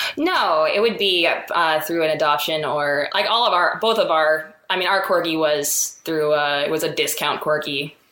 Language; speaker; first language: English; native; English